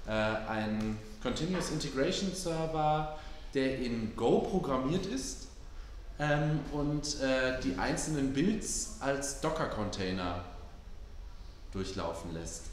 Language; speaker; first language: German; native; German